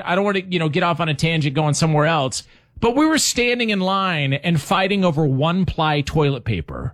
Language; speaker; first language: English; native; English